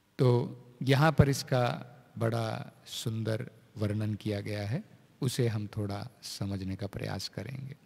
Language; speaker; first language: Hindi; native; Hindi